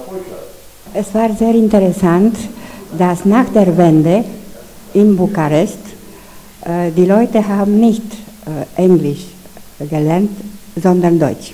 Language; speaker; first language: German; non-native, fluent; Romanian